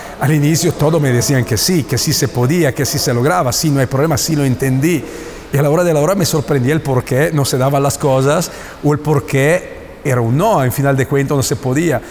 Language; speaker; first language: Spanish; non-native, fluent; Italian